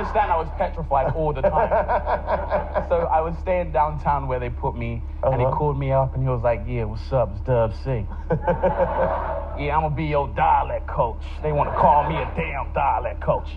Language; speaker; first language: English; native; English